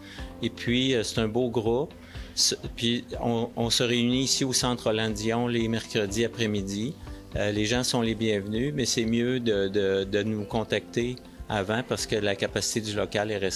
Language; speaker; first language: French; native; French